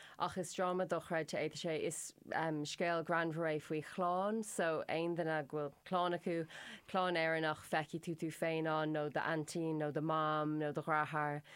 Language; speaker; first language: Irish; non-native, local second language; English